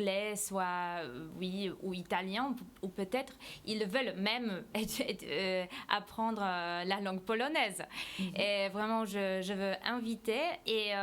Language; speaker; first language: French; non-native, fluent; Polish